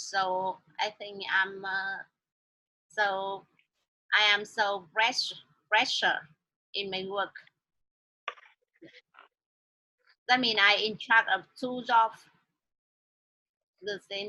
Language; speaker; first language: English; non-native, learner; Vietnamese